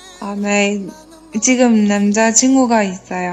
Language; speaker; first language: Korean; non-native, learner; Chinese